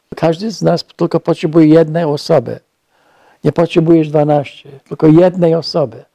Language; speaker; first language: Polish; non-native, fluent; English